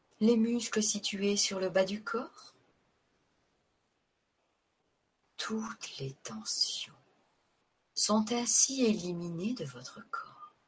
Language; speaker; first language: French; native; French